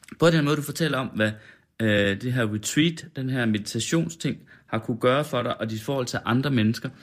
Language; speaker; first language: Danish; native; Danish